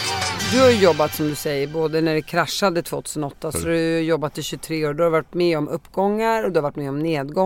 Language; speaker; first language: Swedish; native; Swedish